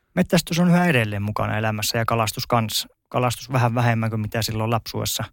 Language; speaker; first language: Finnish; native; Finnish